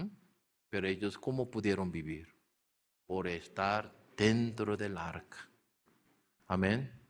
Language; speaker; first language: Spanish; non-native, learner; Korean